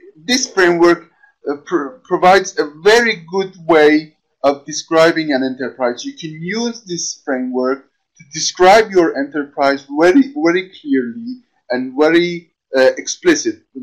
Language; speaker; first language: English; non-native, fluent; Persian